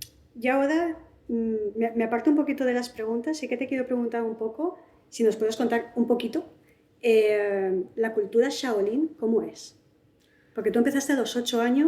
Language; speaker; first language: Spanish; native; Spanish